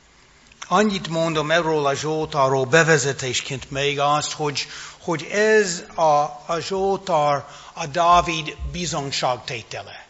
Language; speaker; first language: Hungarian; non-native, fluent; English